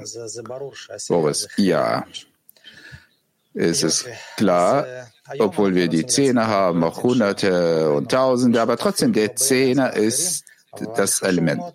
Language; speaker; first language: German; non-native, fluent; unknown